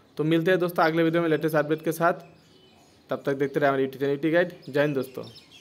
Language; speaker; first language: Hindi; non-native, local second language; Bangla